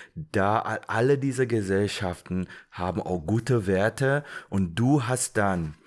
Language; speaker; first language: German; non-native, fluent; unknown